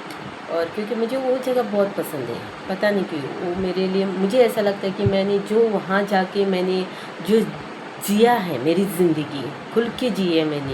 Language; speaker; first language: Hindi; non-native, local second language; Konkani